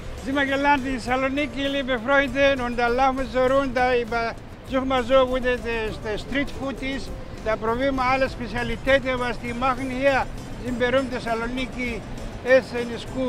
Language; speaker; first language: German; non-native, learner; Greek